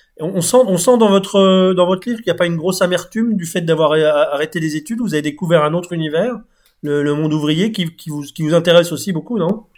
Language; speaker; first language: French; native; French